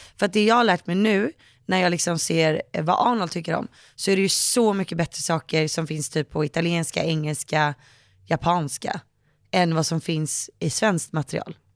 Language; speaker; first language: Swedish; native; Swedish